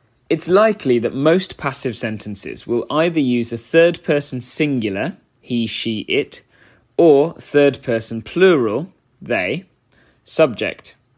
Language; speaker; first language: English; native; English